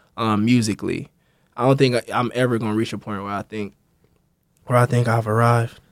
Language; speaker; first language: English; native; English